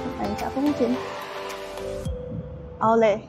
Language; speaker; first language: Chinese; native; Chinese